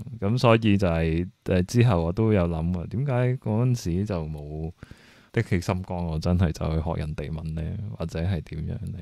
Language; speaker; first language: Cantonese; native; Cantonese